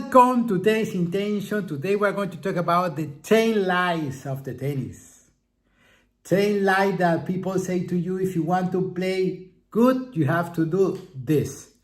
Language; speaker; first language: English; non-native, fluent; Spanish